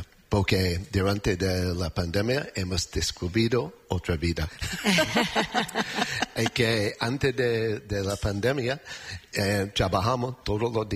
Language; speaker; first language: Spanish; non-native, learner; English